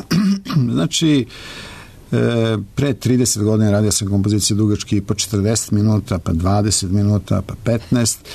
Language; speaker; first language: Serbian; native; Serbian